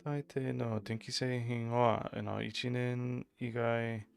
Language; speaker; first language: Japanese; non-native, learner; English